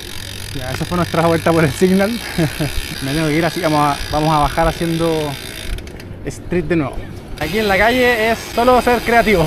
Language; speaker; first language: Spanish; native; Spanish